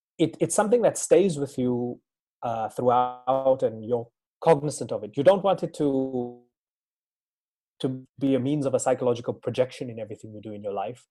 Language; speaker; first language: English; native; English